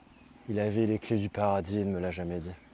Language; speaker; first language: French; native; French